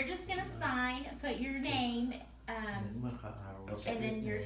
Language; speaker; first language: English; native; English